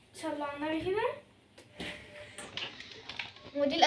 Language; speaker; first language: Arabic; native; Arabic